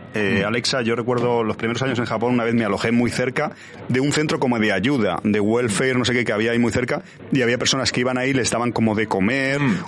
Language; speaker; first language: Spanish; native; Spanish